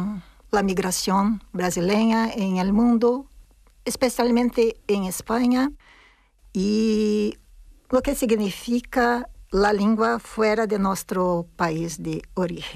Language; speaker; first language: Spanish; non-native, fluent; Portuguese